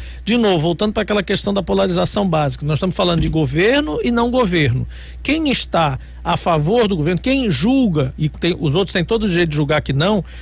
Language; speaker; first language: Portuguese; native; Portuguese